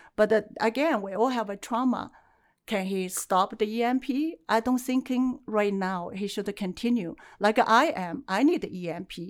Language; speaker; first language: English; non-native, fluent; Chinese